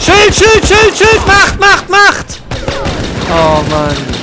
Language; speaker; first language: German; native; German